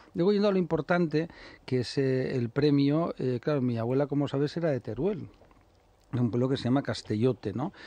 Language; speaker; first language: Spanish; native; Spanish